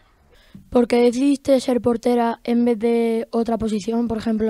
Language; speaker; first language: Spanish; native; Spanish